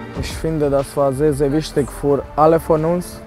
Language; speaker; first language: German; non-native, fluent; Serbian